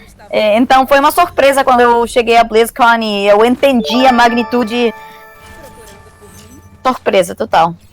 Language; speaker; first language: Portuguese; non-native, learner; Spanish